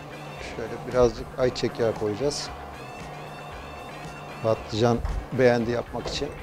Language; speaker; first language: Turkish; native; Turkish